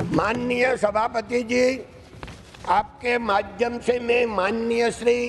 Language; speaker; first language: Hindi; non-native, local second language; Gujarati